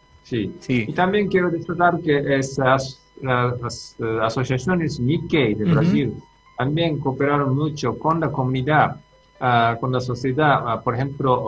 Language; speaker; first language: Spanish; non-native, fluent; Japanese